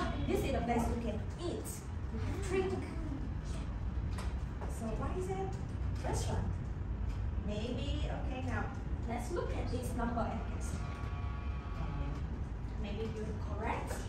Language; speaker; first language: English; non-native, learner; Vietnamese